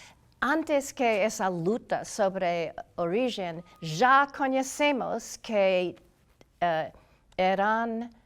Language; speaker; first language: Portuguese; non-native, learner; English